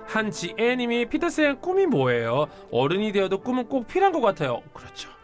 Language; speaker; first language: Korean; native; Korean